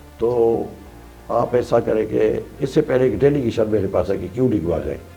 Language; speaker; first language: Urdu; non-native, local second language; Sindhi